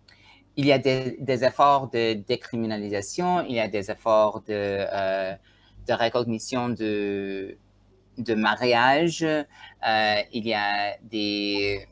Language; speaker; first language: French; non-native, learner; Tswana